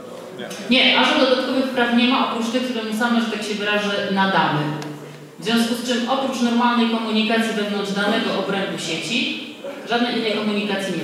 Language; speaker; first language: Polish; native; Polish